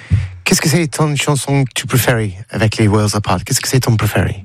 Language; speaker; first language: French; non-native, learner; English